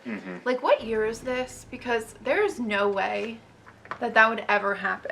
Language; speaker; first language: English; native; English